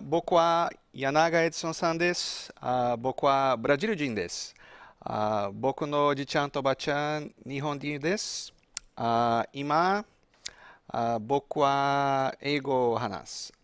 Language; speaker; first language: Japanese; non-native, learner; Portuguese